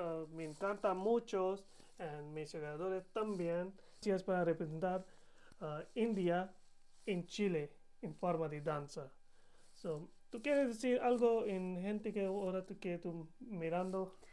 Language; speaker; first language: Spanish; non-native, learner; Hindi